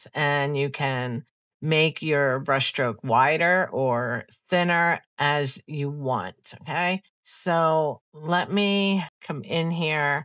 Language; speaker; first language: English; native; English